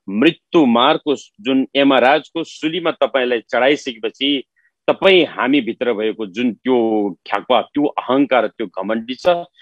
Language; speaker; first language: Nepali; non-native, local second language; Eastern Tamang